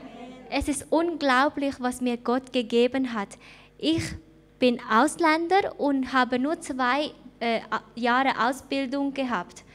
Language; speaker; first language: German; non-native, fluent; Thai